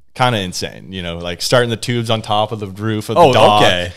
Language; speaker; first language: English; native; English